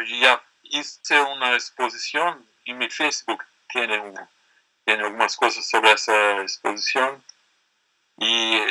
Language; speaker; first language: Spanish; non-native, learner; Portuguese